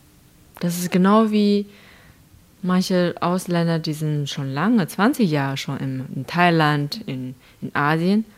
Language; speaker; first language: German; non-native, fluent; Chinese